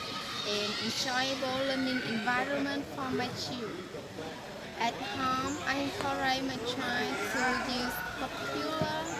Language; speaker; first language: English; non-native, learner; Vietnamese